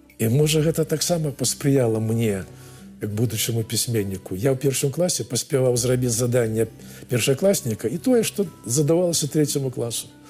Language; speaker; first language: Belarusian; native; Belarusian